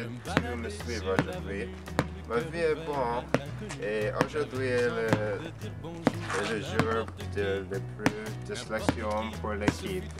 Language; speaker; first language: French; non-native, learner; English